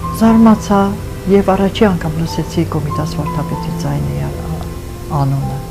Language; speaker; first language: Armenian; early bilingual, other home language; French